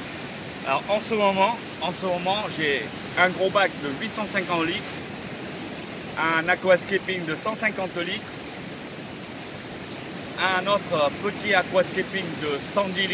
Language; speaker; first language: French; early bilingual, other home language; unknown